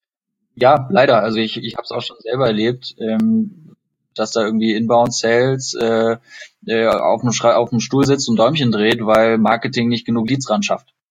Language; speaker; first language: German; native; German